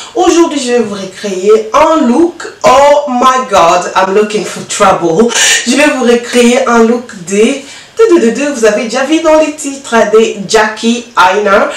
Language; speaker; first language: French; non-native, local second language; Lingala